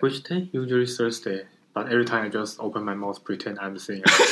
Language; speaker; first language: English; non-native, learner; Chinese